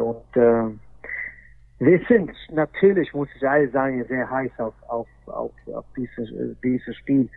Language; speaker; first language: German; non-native, fluent; Swedish